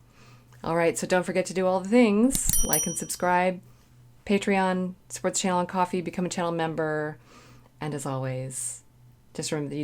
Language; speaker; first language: English; native; English